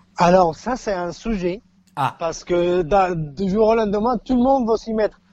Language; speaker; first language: French; non-native, fluent; Spanish